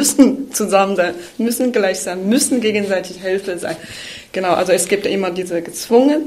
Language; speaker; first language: German; non-native, fluent; Chinese